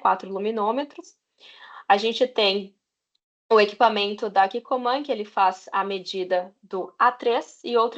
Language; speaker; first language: Portuguese; native; Portuguese